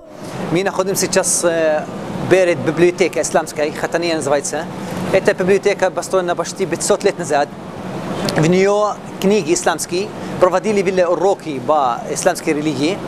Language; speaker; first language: Russian; non-native, learner; Arabic